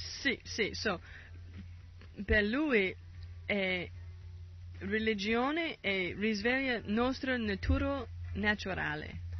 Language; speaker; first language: Italian; non-native, learner; English